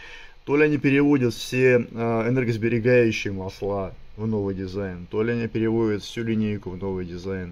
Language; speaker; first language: Russian; native; Russian